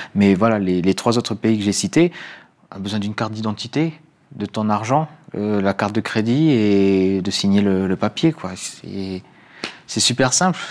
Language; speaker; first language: French; native; French